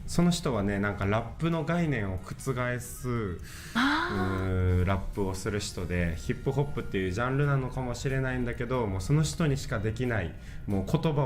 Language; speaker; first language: Japanese; native; Japanese